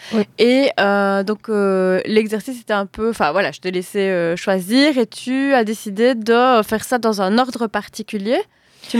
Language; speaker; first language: French; native; French